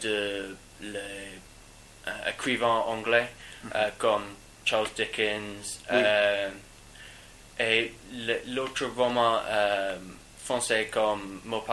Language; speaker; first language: French; non-native, learner; English